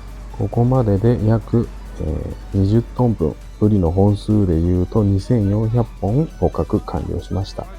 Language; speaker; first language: Japanese; native; Japanese